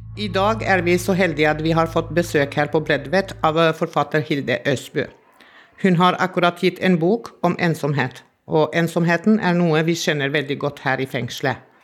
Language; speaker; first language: Norwegian; non-native, fluent; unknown